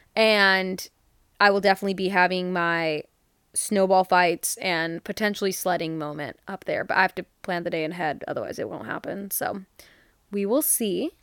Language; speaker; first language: English; early bilingual, other home language; Hindi